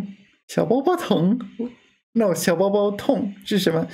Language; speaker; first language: Chinese; non-native, learner; English